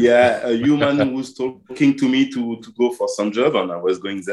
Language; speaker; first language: English; non-native, learner; French